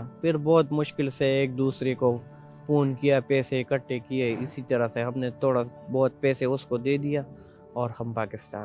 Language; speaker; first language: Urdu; non-native, local second language; Pashto